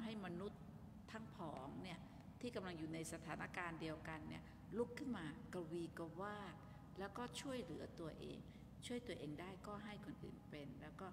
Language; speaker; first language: Thai; native; Thai